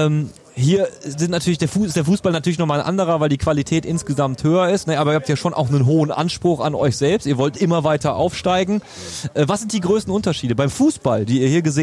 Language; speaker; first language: German; native; German